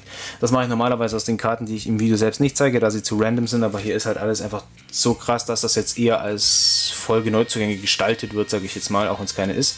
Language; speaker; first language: German; native; German